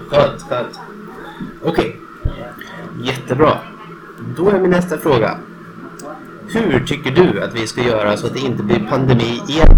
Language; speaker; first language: Swedish; native; Swedish